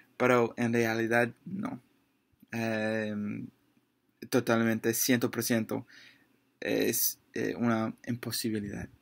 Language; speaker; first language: Spanish; non-native, learner; English